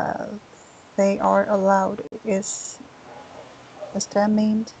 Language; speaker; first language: English; non-native, learner; Chinese